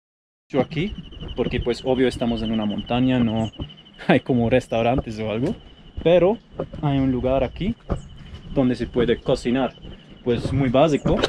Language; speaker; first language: Spanish; non-native, fluent; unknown